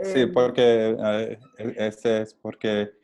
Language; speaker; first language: Spanish; non-native, learner; English